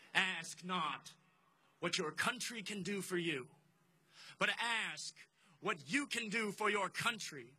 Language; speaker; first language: English; native; English